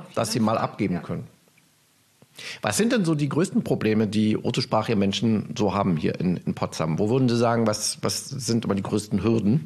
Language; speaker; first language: German; native; German